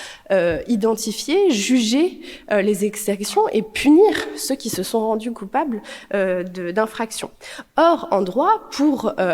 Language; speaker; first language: French; native; French